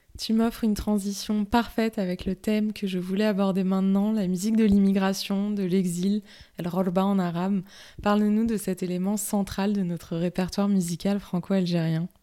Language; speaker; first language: French; native; French